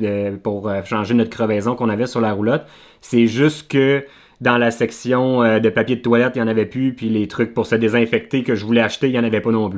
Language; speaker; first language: French; native; French